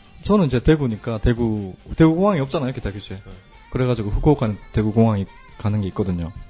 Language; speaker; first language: Korean; native; Korean